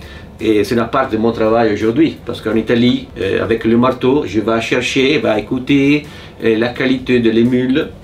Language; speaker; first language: French; non-native, fluent; Italian